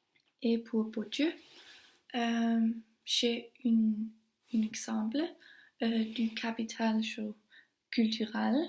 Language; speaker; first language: French; non-native, learner; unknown